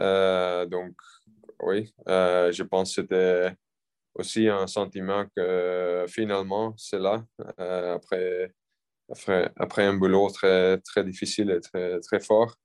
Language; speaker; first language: French; non-native, local second language; Dutch